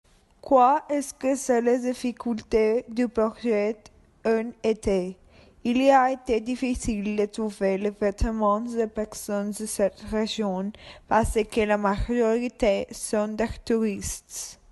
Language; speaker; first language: French; non-native, learner; Spanish